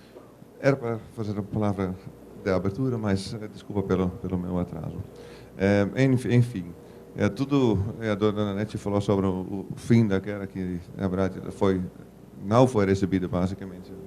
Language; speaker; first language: Portuguese; non-native, fluent; Dutch